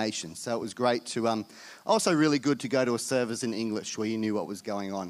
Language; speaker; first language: English; native; English